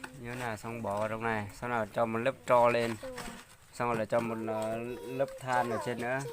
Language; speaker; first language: Vietnamese; non-native, local second language; Hmong